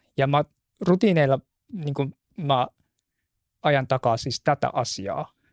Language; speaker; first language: Finnish; non-native, fluent; Japanese